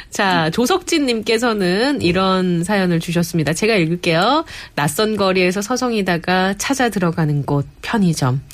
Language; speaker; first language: Korean; native; Korean